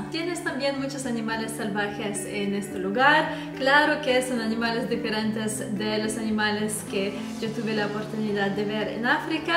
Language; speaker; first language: Spanish; non-native, fluent; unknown